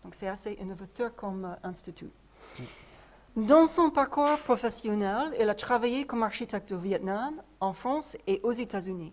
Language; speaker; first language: French; non-native, fluent; English